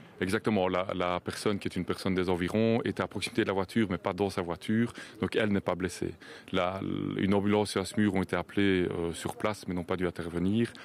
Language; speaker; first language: French; native; French